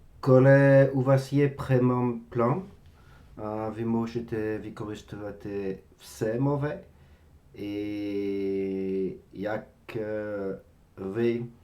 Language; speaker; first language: Polish; non-native, learner; French